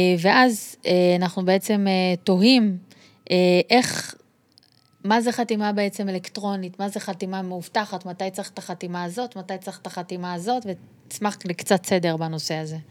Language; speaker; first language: Hebrew; native; Hebrew